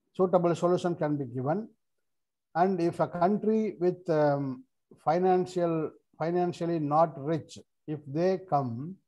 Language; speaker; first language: English; non-native, local second language; Tamil